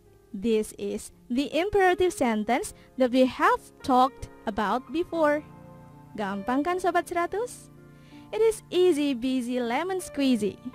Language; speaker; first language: English; non-native, fluent; Indonesian